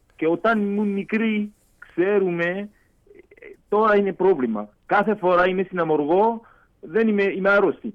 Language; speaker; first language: Greek; early bilingual, heritage; French